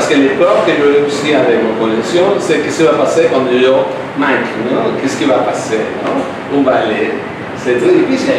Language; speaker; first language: French; non-native, learner; Spanish